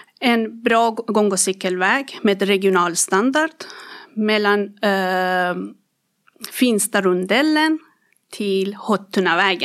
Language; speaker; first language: Swedish; non-native, fluent; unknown